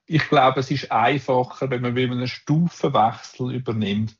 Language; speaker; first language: German; native; German